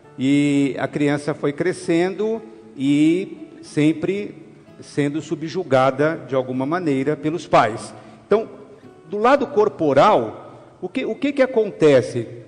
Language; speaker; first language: Portuguese; native; Portuguese